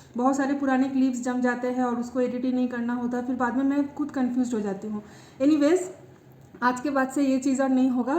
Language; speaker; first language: Hindi; non-native, local second language; Bangla